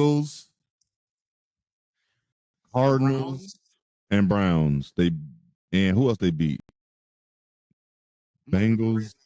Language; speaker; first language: English; native; English